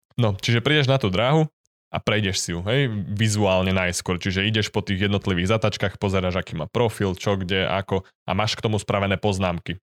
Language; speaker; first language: Slovak; native; Slovak